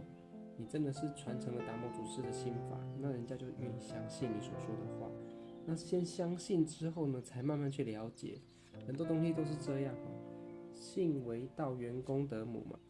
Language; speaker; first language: Chinese; native; Chinese